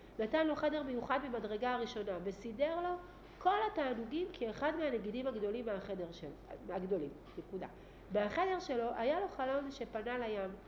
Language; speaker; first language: Hebrew; native; Hebrew